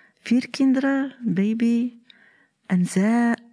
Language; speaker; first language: Dutch; non-native, learner; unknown